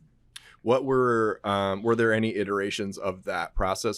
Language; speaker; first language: English; native; English